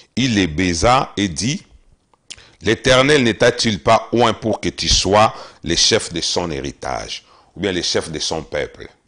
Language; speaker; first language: French; non-native, local second language; Lingala